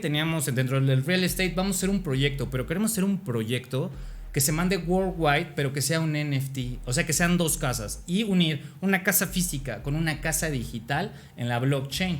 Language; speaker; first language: Spanish; native; Spanish